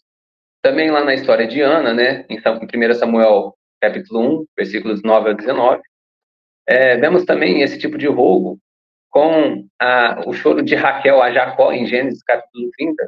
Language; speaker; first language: Portuguese; native; Portuguese